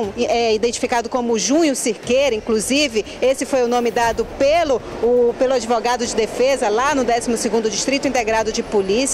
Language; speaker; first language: Portuguese; native; Portuguese